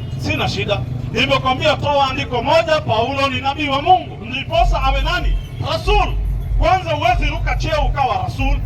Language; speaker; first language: Swahili; non-native, local second language; Somali